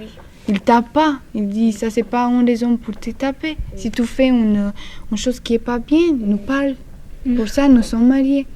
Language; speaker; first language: French; non-native, learner; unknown